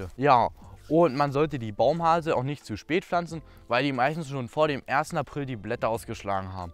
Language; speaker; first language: German; native; German